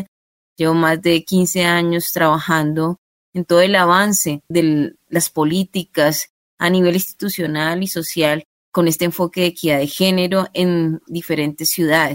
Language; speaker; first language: Spanish; native; Spanish